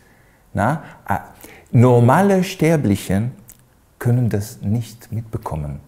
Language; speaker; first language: German; non-native, fluent; Hebrew